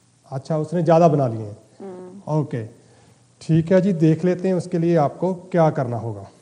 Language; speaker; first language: Hindi; native; Hindi